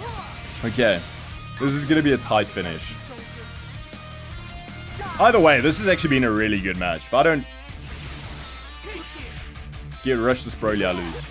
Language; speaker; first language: English; native; English